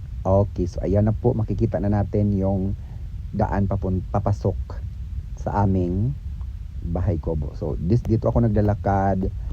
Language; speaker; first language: Filipino; non-native, local second language; Cebuano